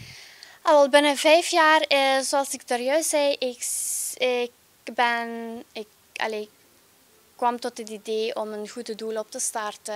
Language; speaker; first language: Dutch; early bilingual, other home language; Albanian